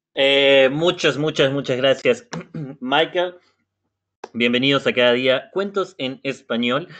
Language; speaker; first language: Spanish; native; Spanish